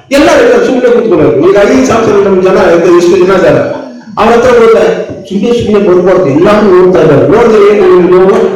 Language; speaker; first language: Kannada; non-native, local second language; Tamil